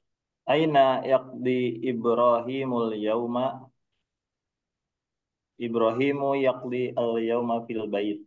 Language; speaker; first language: Arabic; non-native, learner; Indonesian